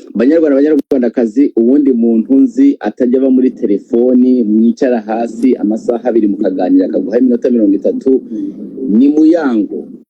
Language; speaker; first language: Kinyarwanda; native; Kinyarwanda